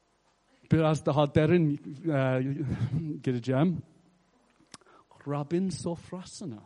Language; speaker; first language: Turkish; non-native, fluent; English